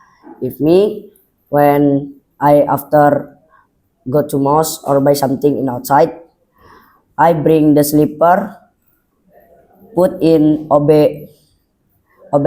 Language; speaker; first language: English; non-native, learner; Indonesian